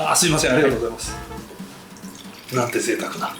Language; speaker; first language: Japanese; native; Japanese